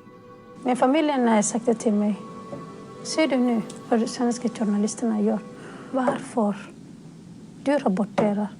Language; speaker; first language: Swedish; non-native, fluent; Somali